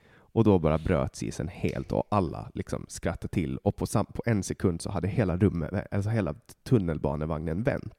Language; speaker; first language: Swedish; native; Swedish